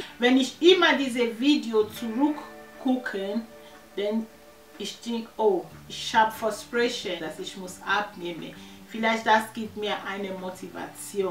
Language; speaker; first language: German; non-native, learner; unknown